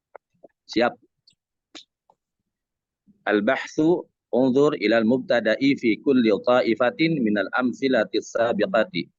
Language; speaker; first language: Arabic; non-native, learner; Indonesian